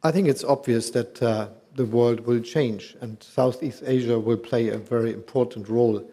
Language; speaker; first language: English; non-native, fluent; German